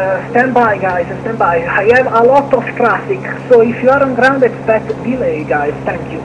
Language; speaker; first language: English; non-native, fluent; Italian